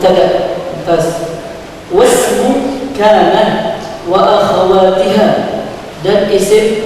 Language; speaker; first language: Arabic; non-native, fluent; Indonesian